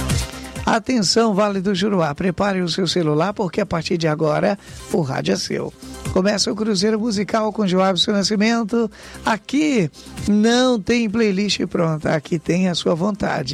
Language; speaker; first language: Portuguese; native; Portuguese